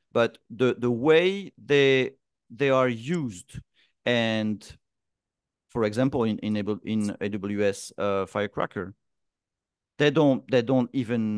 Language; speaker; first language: English; non-native, fluent; French